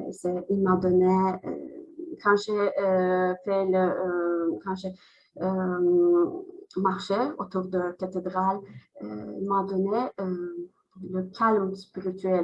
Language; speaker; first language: French; non-native, learner; Azerbaijani